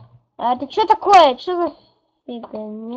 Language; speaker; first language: Russian; native; Russian